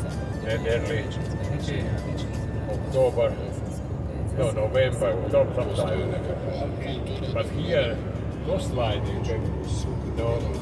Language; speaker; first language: English; non-native, learner; Croatian